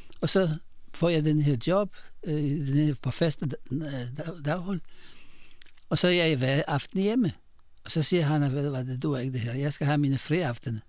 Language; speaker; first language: Danish; non-native, fluent; Polish